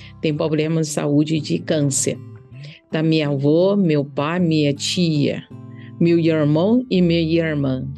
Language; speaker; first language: Portuguese; non-native, learner; Chinese